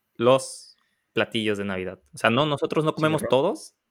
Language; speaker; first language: Spanish; native; Spanish